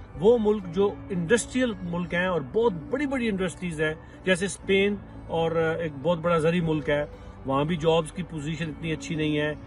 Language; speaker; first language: Urdu; native; Urdu